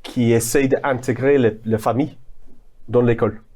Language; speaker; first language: French; non-native, fluent; English